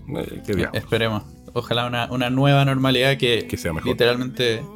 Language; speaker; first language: Spanish; native; Spanish